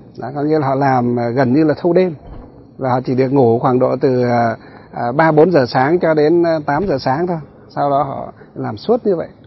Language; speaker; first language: Vietnamese; non-native, local second language; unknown